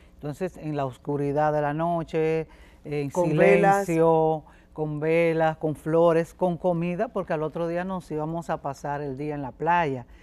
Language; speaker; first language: Spanish; native; Spanish